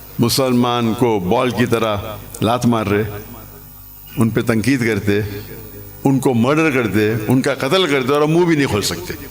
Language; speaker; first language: Urdu; non-native, local second language; English